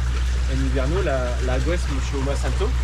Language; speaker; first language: Spanish; non-native, learner; French